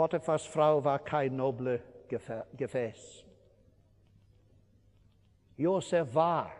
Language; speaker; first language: German; non-native, fluent; English